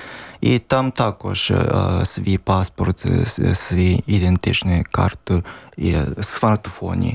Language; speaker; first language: Ukrainian; non-native, learner; Japanese